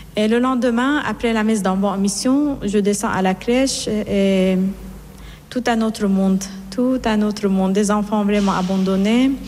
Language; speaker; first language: French; non-native, fluent; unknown